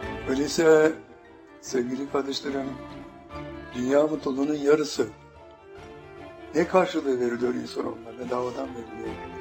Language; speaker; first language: Turkish; native; Turkish